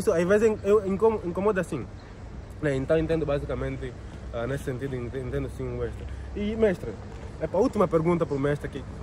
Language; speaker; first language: Portuguese; native; Portuguese